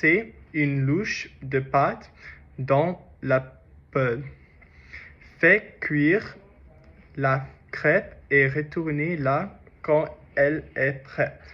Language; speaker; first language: French; non-native, learner; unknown